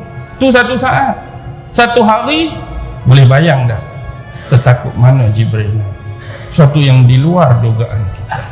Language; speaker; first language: Malay; native; Malay